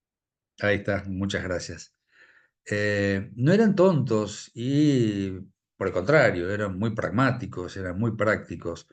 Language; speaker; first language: Spanish; native; Spanish